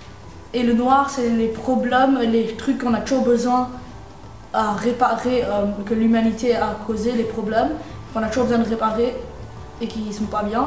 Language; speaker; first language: French; early bilingual, heritage; French